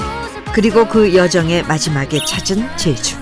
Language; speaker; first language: Korean; native; Korean